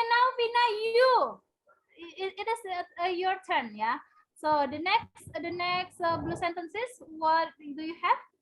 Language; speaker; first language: English; non-native, learner; Indonesian